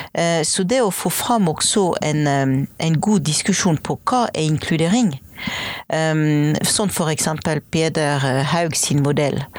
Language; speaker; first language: Norwegian; non-native, fluent; French